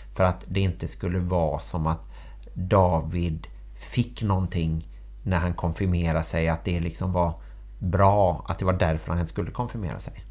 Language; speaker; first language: Swedish; native; Swedish